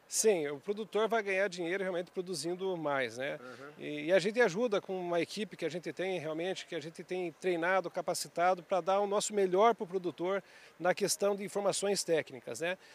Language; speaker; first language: Portuguese; native; Portuguese